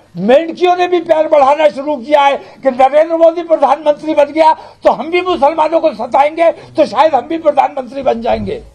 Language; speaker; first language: Hindi; native; Hindi